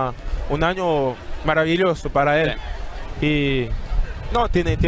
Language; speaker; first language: Spanish; non-native, learner; French